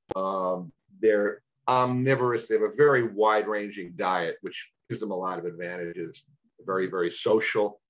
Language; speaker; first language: English; native; English